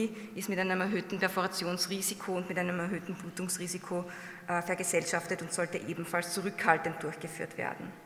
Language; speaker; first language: German; native; German